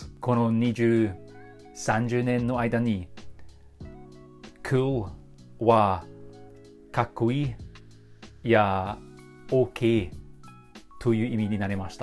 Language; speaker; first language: Japanese; non-native, fluent; English